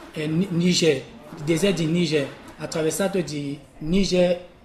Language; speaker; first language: Italian; non-native, learner; French